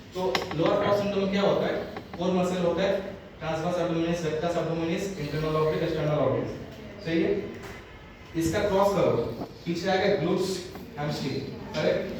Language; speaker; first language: Hindi; non-native, local second language; Bangla